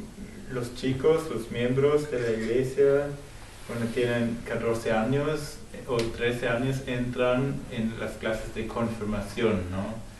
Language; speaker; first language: Spanish; non-native, fluent; German